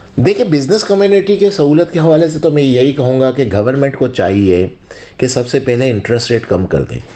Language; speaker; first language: Urdu; non-native, local second language; Sindhi